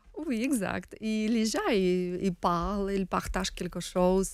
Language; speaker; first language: French; non-native, learner; Ukrainian